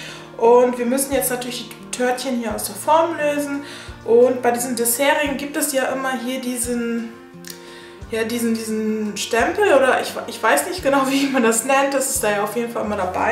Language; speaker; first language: German; native; German